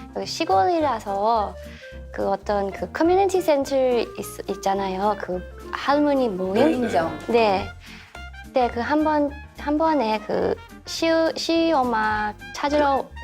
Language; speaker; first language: Korean; non-native, learner; English